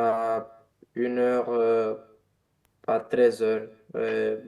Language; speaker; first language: French; non-native, learner; Romanian